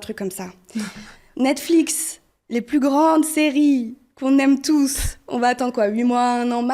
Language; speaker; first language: French; early bilingual, other home language; Portuguese